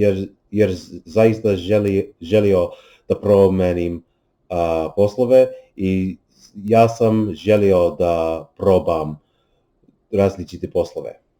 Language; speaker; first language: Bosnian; non-native, learner; English